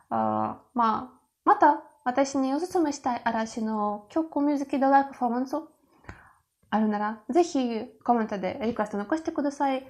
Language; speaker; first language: Japanese; non-native, learner; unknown